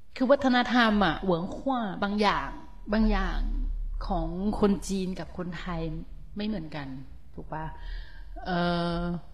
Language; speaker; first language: Thai; native; Thai